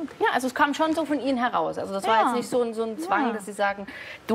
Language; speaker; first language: German; native; German